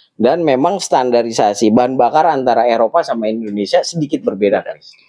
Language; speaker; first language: Indonesian; native; Indonesian